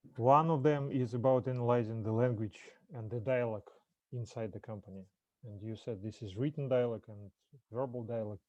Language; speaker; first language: English; non-native, fluent; Russian